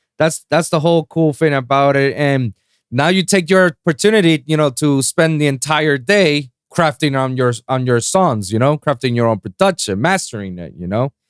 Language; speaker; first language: English; non-native, local second language; Spanish